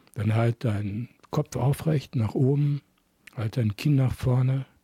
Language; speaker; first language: German; native; German